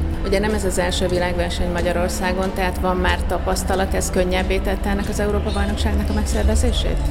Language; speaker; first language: Hungarian; native; Hungarian